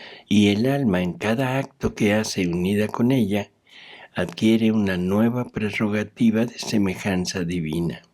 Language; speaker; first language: Spanish; native; Spanish